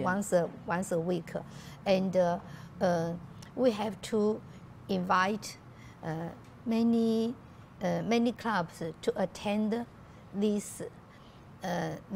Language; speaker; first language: English; non-native, learner; Chinese